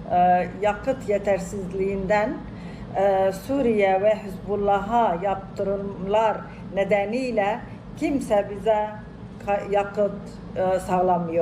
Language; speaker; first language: Turkish; non-native, fluent; Arabic